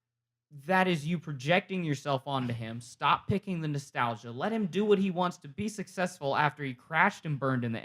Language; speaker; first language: English; native; English